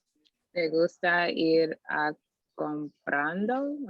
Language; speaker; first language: Spanish; non-native, learner; English